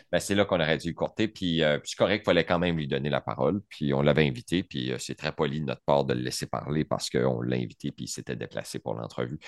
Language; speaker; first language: French; native; French